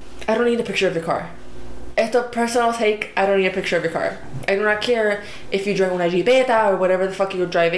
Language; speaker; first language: English; non-native, local second language; Spanish